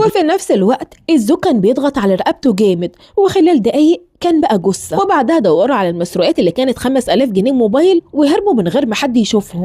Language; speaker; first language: Arabic; native; Arabic